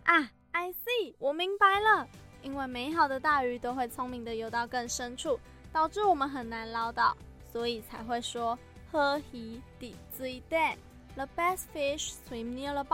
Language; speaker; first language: Chinese; native; Chinese